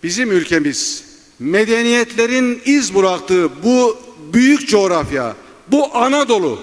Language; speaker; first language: Turkish; native; Turkish